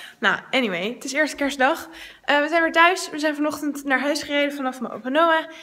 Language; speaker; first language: Dutch; native; Dutch